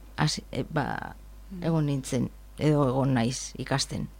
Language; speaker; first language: Basque; non-native, learner; Galician